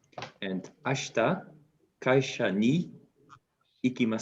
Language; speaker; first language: Japanese; non-native, learner; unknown